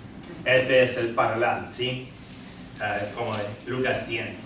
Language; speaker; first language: Spanish; non-native, fluent; English